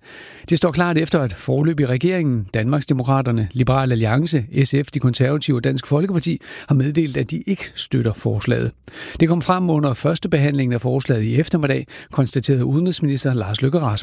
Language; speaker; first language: Danish; native; Danish